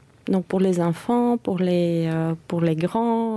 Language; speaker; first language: French; non-native, fluent; Bulgarian